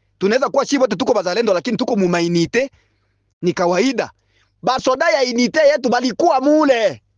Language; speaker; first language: Swahili; non-native, local second language; Bembe